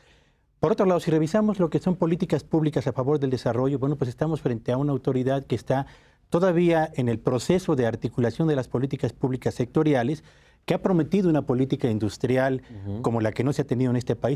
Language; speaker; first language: Spanish; native; Spanish